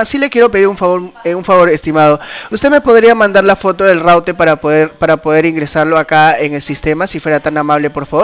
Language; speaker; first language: Spanish; native; Spanish